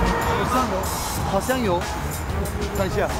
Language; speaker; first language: Chinese; non-native, fluent; Turkish